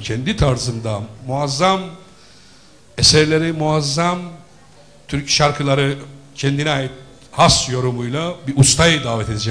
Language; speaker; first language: Turkish; native; Turkish